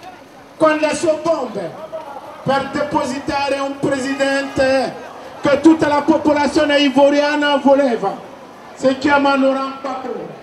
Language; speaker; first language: Italian; non-native, fluent; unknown